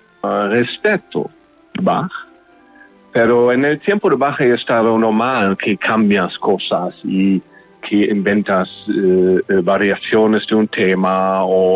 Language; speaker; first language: Spanish; non-native, learner; German